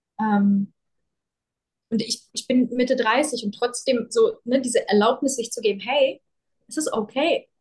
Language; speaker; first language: German; early bilingual, other home language; Russian